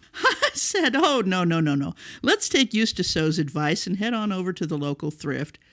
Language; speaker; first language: English; native; English